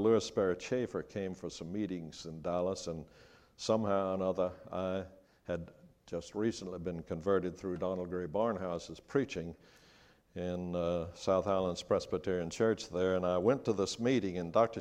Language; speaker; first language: English; native; English